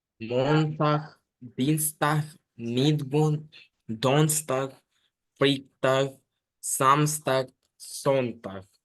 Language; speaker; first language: German; non-native, learner; Spanish